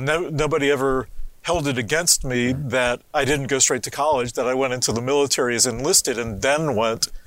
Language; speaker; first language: English; native; English